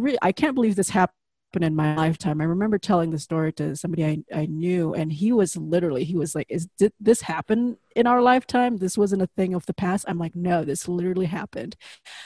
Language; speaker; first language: English; non-native, fluent; Indonesian